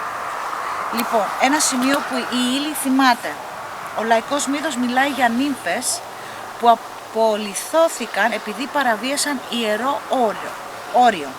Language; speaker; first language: Greek; native; Greek